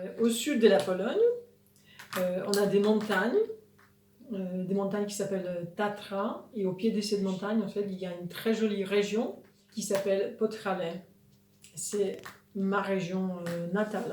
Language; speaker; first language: French; non-native, fluent; Polish